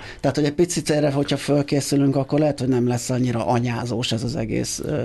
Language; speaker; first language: Hungarian; native; Hungarian